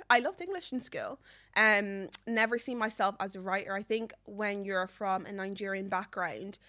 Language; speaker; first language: English; native; English